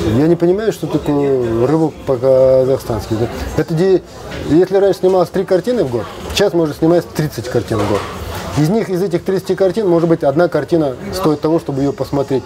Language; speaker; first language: Russian; non-native, local second language; Kazakh